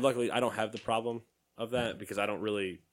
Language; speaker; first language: English; native; English